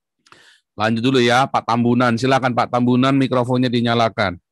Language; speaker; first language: Indonesian; native; Indonesian